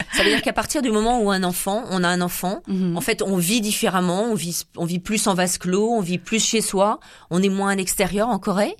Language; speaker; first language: French; native; French